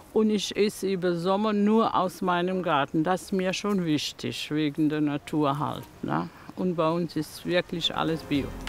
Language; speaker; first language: German; non-native, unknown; Bosnian